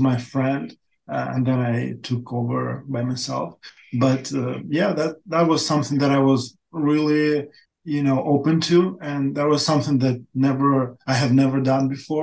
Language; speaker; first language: English; non-native, fluent; Ukrainian